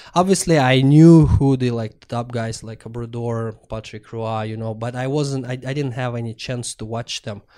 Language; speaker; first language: English; non-native, fluent; Russian